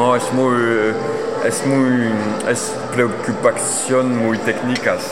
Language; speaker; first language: Spanish; non-native, learner; French